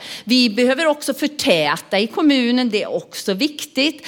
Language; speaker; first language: Swedish; native; Swedish